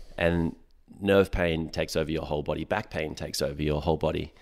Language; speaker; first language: English; native; English